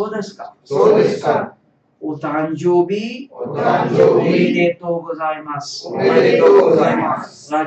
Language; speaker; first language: Japanese; non-native, fluent; Tamil